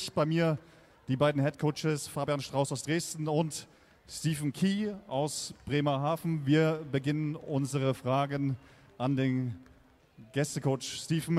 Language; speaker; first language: German; native; German